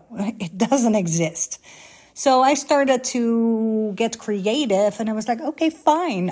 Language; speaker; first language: English; non-native, fluent; Dutch